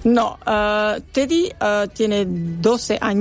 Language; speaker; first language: Spanish; non-native, learner; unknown